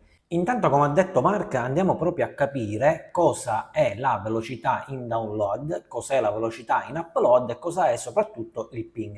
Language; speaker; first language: Italian; native; Italian